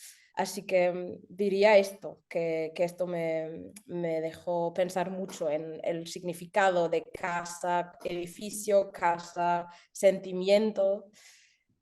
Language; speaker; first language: Spanish; early bilingual, heritage; German